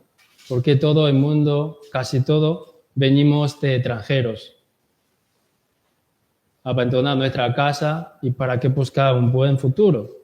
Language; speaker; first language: Spanish; non-native, learner; Korean